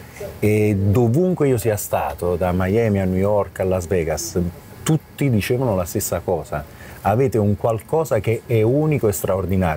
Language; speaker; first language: Italian; native; Italian